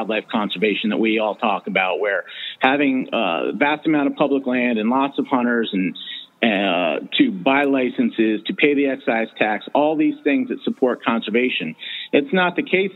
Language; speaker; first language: English; native; English